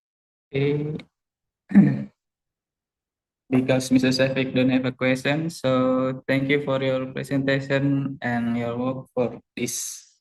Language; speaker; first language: English; non-native, learner; Indonesian